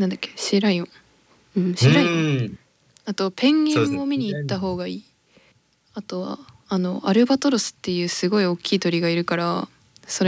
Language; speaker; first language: Japanese; native; Japanese